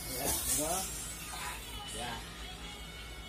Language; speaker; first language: English; non-native, learner; Filipino